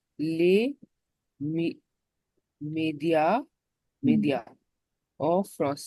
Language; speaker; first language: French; non-native, learner; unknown